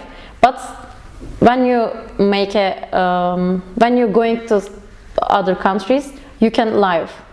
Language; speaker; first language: English; non-native, learner; Turkish